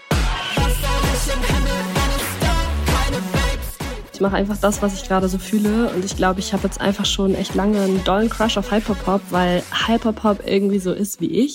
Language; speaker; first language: German; native; German